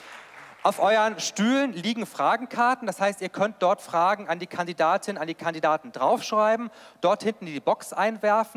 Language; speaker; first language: German; native; German